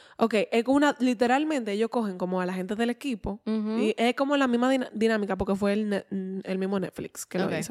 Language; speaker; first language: Spanish; native; Spanish